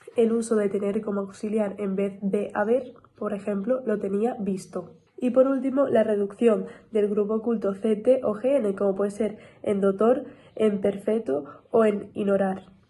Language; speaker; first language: Spanish; native; Spanish